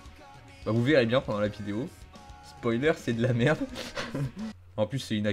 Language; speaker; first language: French; native; French